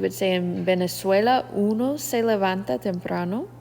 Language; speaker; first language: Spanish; non-native, fluent; English